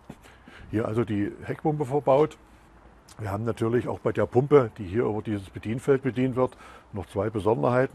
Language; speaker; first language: German; native; German